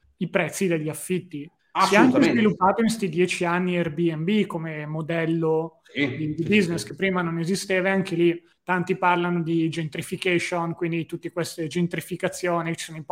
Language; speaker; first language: Italian; native; Italian